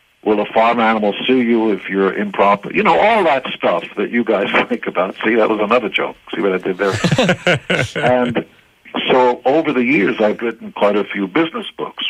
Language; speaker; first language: English; non-native, fluent; Hebrew